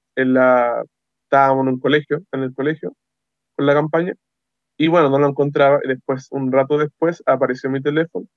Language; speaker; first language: Spanish; native; Spanish